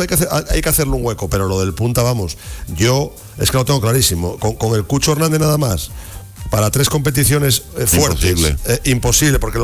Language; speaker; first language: Spanish; native; Spanish